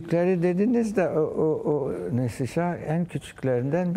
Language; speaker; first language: Turkish; early bilingual, heritage; Turkish